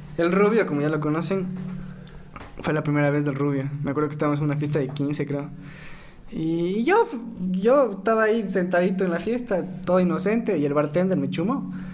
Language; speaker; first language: Spanish; native; Spanish